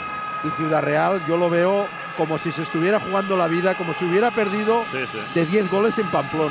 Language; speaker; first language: Spanish; native; Spanish